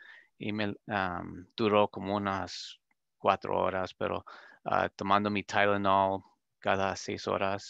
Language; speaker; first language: Spanish; early bilingual, other home language; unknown